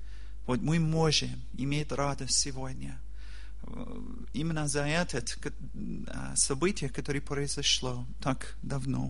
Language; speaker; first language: Russian; non-native, learner; English